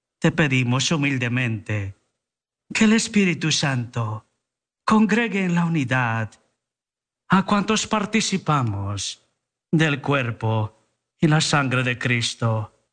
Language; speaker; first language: Spanish; early bilingual, heritage; Spanish